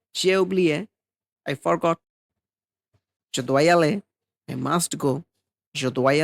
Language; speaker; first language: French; non-native, fluent; Bangla